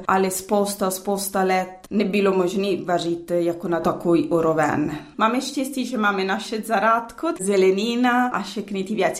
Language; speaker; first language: Czech; non-native, learner; Italian